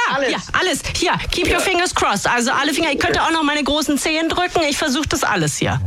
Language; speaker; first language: German; native; German